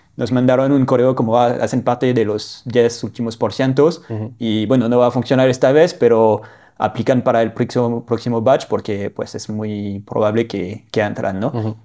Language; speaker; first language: Spanish; non-native, fluent; French